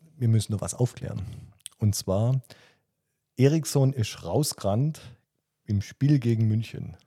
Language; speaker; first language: German; native; German